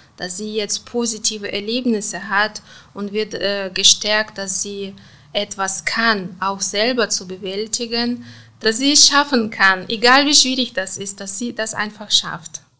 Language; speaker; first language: German; non-native, fluent; Russian